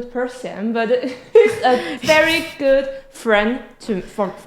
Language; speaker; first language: English; non-native, learner; Chinese